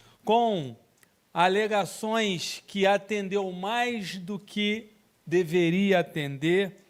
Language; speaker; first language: Portuguese; native; Portuguese